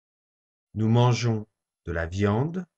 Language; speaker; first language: French; non-native, fluent; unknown